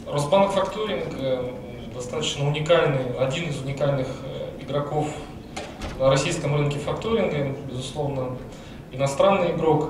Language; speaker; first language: Russian; native; Russian